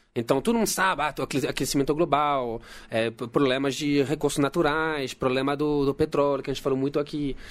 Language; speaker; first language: Portuguese; non-native, fluent; French